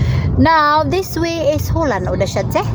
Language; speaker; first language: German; non-native, learner; Cebuano